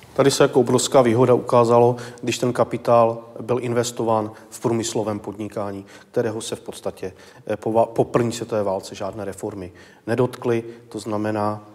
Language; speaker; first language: Czech; native; Czech